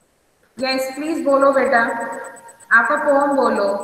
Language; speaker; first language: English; non-native, local second language; Hindi